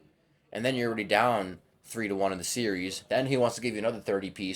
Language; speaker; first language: English; native; English